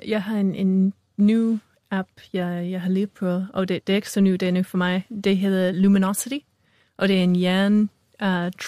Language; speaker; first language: Danish; non-native, fluent; English